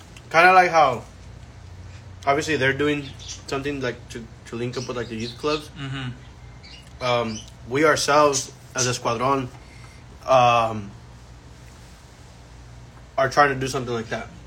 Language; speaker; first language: English; early bilingual, other home language; Spanish